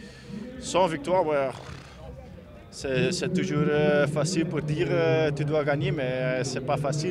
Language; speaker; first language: French; non-native, local second language; Dutch